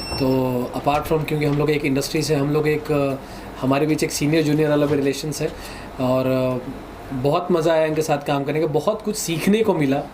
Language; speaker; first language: Hindi; native; Hindi